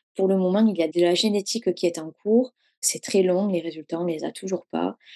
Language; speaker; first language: French; native; French